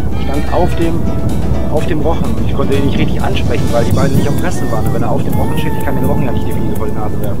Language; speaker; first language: German; native; German